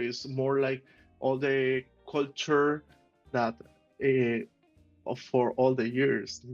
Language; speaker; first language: English; non-native, learner; Spanish